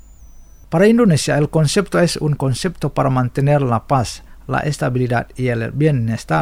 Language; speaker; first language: Spanish; non-native, fluent; Indonesian